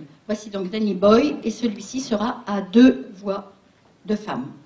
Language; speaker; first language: French; native; French